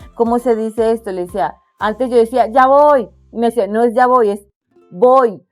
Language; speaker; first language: Spanish; non-native, local second language; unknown